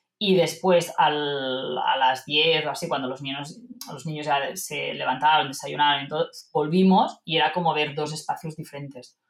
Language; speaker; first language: Spanish; non-native, local second language; Catalan